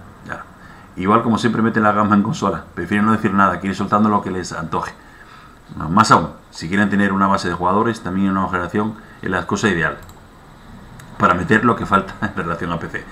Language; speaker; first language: Spanish; native; Spanish